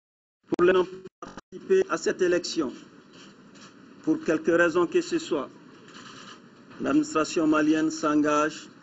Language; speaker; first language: French; non-native, local second language; Bambara